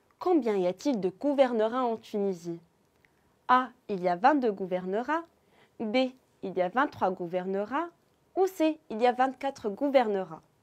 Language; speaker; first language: French; non-native, local second language; Arabic